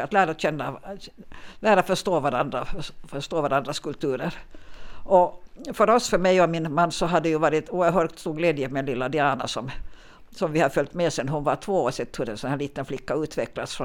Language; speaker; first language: Swedish; native; Swedish